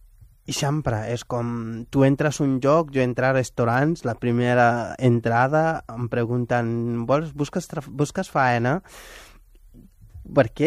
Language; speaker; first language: Catalan; non-native, fluent; Wolof